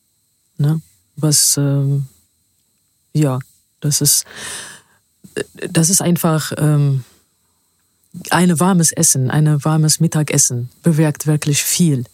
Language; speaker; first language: German; non-native, fluent; Amharic